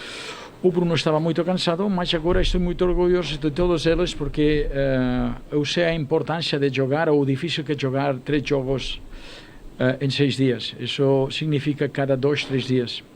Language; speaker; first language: Portuguese; non-native, fluent; Spanish